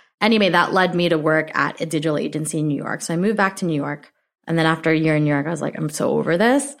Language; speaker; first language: English; early bilingual, other home language; Filipino